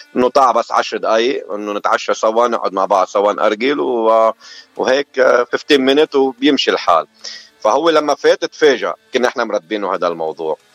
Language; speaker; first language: Arabic; native; Arabic